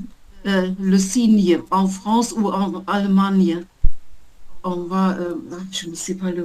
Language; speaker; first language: French; non-native, learner; German